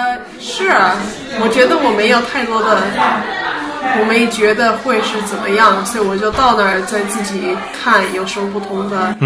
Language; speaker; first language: Chinese; early bilingual, heritage; Chinese